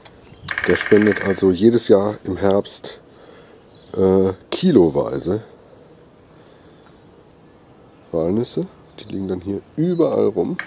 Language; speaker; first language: German; native; German